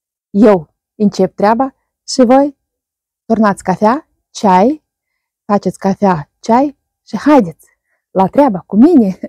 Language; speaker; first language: Romanian; non-native, learner; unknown